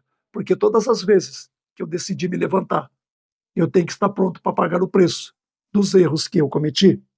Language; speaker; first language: Portuguese; native; Portuguese